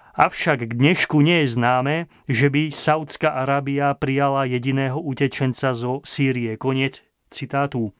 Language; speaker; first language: Slovak; native; Slovak